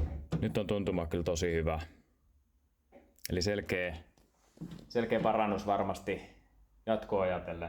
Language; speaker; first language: Finnish; native; Finnish